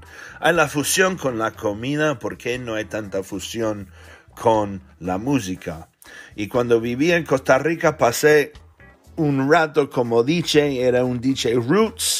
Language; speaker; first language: Spanish; non-native, fluent; English